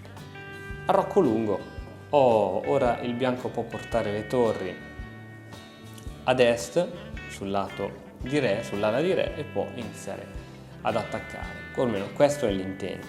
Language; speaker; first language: Italian; native; Italian